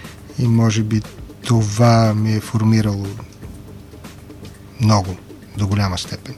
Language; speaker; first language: Bulgarian; native; Bulgarian